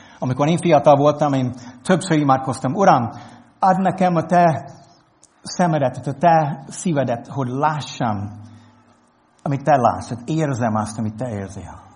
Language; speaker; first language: Hungarian; non-native, fluent; English